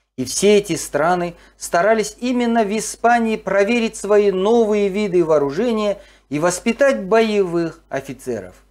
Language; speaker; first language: Russian; non-native, local second language; Kazakh